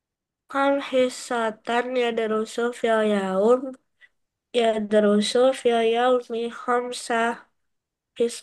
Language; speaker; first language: Arabic; non-native, learner; Indonesian